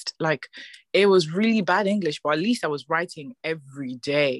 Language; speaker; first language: English; non-native, local second language; Yoruba